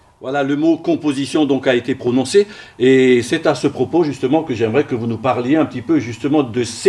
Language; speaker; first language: French; native; French